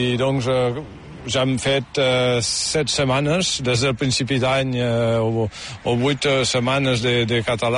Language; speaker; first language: Catalan; native; Catalan